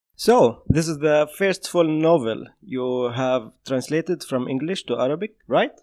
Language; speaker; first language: English; non-native, fluent; Arabic